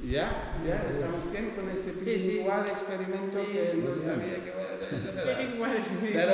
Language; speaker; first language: Spanish; non-native, learner; Dutch